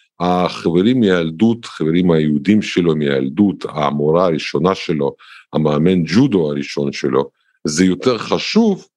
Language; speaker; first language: Hebrew; non-native, fluent; Russian